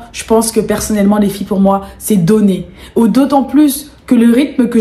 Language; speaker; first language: French; native; French